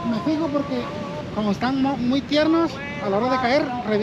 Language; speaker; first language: Spanish; native; Spanish